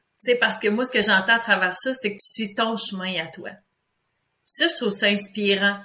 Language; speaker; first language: French; native; French